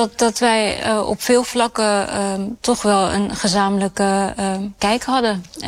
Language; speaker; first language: Dutch; early bilingual, other home language; Urdu